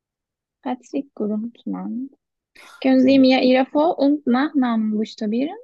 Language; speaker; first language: German; non-native, learner; Turkish